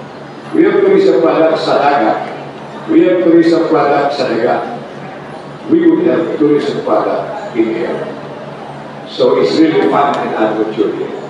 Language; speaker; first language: English; non-native, local second language; Bikol